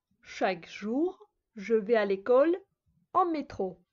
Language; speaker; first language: French; non-native, fluent; Russian